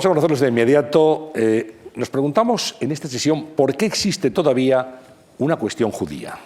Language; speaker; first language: Spanish; native; Spanish